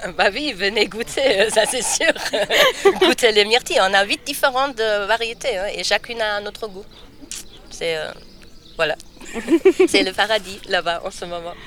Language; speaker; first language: French; non-native, fluent; German